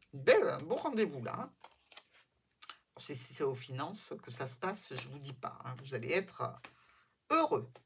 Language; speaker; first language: French; native; French